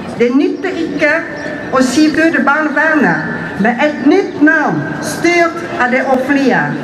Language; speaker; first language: Norwegian; non-native, fluent; Vietnamese